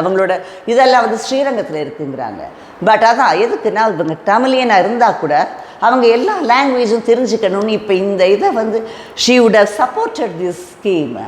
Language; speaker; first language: Tamil; non-native, local second language; Telugu